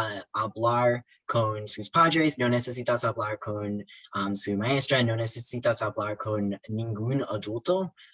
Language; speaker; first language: Spanish; non-native, learner; English